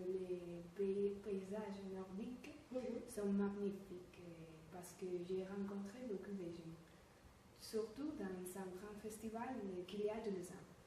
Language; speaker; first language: French; non-native, learner; Spanish